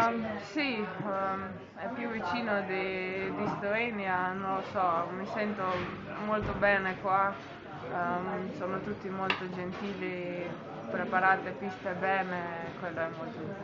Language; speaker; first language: Italian; non-native, learner; Slovenian